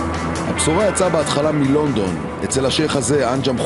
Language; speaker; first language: Hebrew; native; Hebrew